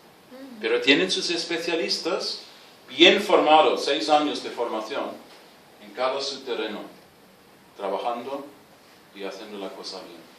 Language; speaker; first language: Spanish; non-native, fluent; German